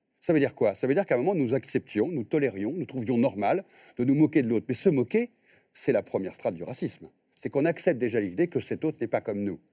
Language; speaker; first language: French; native; French